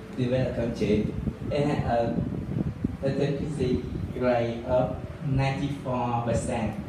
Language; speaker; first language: English; non-native, learner; Vietnamese